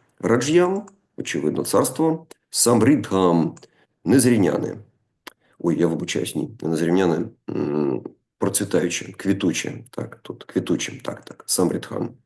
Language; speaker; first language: Ukrainian; non-native, local second language; Russian